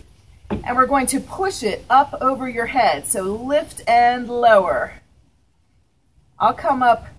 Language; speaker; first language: English; native; English